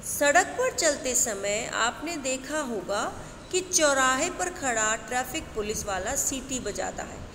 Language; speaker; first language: Hindi; native; Hindi